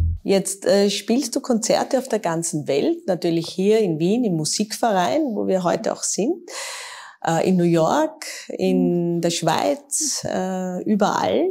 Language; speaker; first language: German; native; German